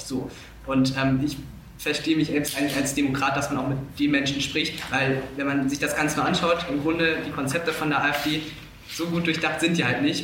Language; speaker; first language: German; native; German